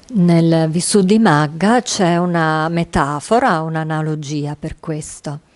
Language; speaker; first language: Italian; native; Italian